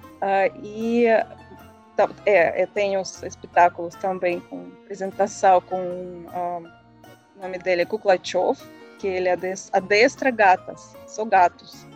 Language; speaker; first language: Portuguese; non-native, learner; Russian